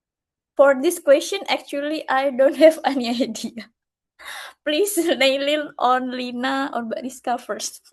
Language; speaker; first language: English; non-native, fluent; Indonesian